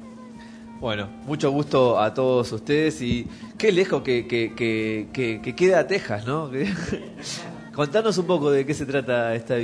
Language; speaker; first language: Spanish; native; Spanish